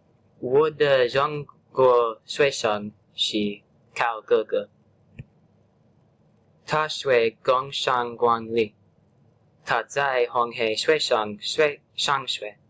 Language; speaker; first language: Chinese; non-native, learner; English